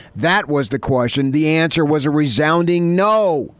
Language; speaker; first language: English; native; English